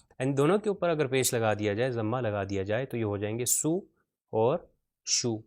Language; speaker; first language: Urdu; non-native, local second language; Punjabi